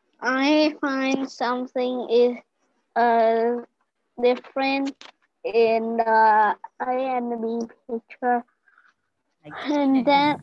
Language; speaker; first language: English; non-native, learner; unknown